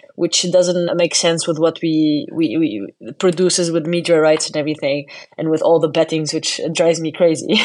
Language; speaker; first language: English; non-native, fluent; Arabic